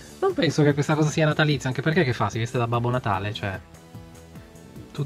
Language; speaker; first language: Italian; native; Italian